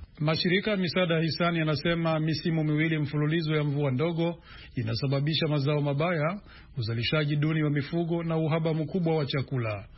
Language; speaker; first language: Swahili; non-native, local second language; Rundi